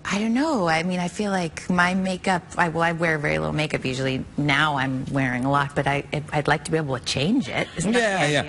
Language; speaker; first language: English; native; English